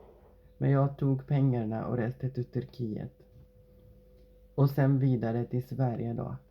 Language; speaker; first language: Swedish; non-native, fluent; Arabic